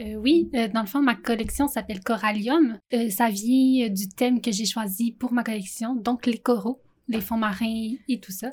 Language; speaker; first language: French; native; French